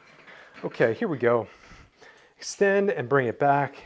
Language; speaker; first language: English; native; English